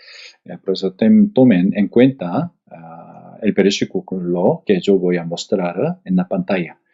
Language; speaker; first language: Spanish; non-native, fluent; Korean